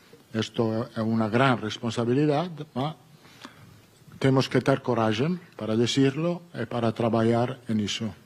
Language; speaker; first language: Portuguese; non-native, learner; Italian